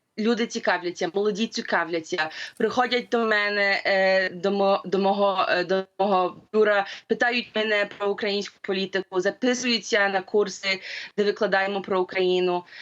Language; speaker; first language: Ukrainian; early bilingual, heritage; Ukrainian